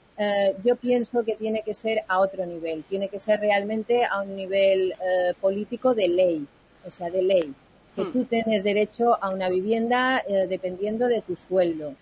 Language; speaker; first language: Spanish; native; Spanish